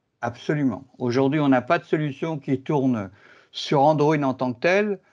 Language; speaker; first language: French; native; French